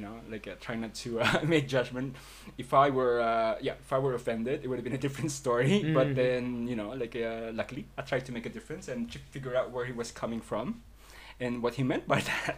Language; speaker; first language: English; native; English